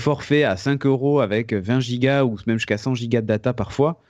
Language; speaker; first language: French; native; French